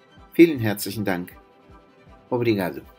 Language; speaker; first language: German; non-native, fluent; Spanish